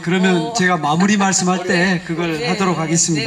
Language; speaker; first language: Korean; native; Korean